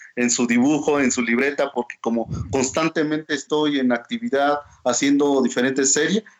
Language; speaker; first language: Spanish; non-native, local second language; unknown